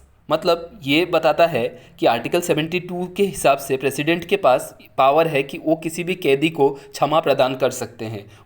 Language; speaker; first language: Hindi; native; Hindi